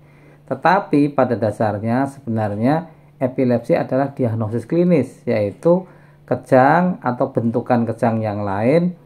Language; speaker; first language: Indonesian; native; Indonesian